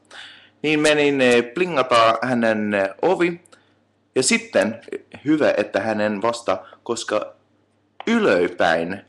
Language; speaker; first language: Finnish; non-native, local second language; Swedish